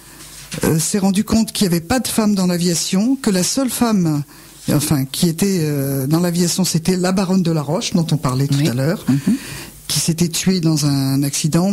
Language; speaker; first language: French; native; French